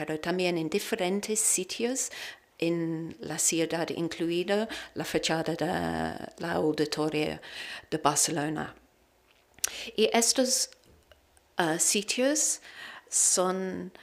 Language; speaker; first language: Spanish; non-native, learner; English